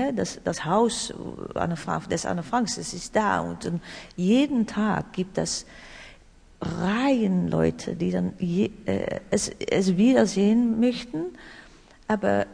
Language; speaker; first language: German; non-native, learner; Dutch